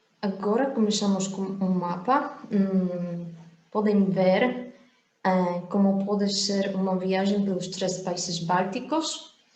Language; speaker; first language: Portuguese; non-native, fluent; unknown